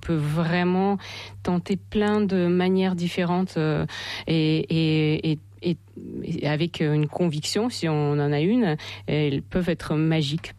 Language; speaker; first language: French; non-native, fluent; Russian